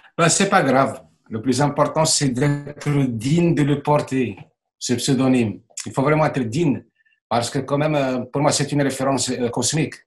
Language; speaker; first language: French; non-native, local second language; Arabic